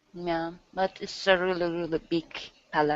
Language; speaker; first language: English; non-native, learner; Turkish